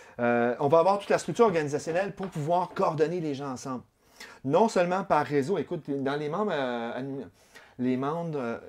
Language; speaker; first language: French; native; French